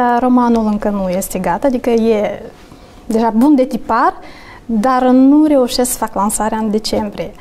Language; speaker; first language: Romanian; native; Romanian